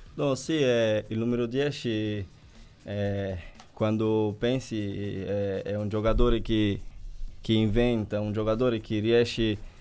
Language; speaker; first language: Italian; non-native, fluent; Portuguese